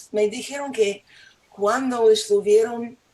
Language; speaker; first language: Spanish; non-native, fluent; English